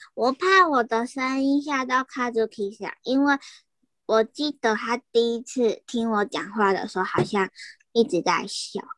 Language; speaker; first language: Chinese; native; Chinese